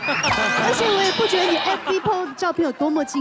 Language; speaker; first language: Chinese; native; Chinese